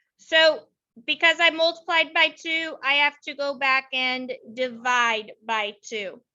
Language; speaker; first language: English; native; English